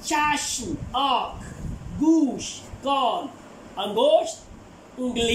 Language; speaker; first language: Persian; non-native, learner; Urdu